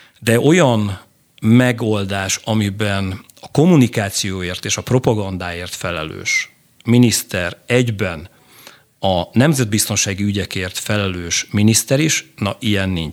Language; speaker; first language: Hungarian; native; Hungarian